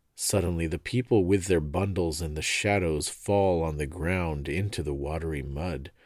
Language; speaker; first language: English; native; English